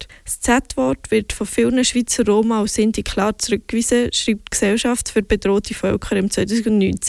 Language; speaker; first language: German; native; German